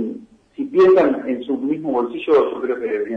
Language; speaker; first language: Spanish; native; Spanish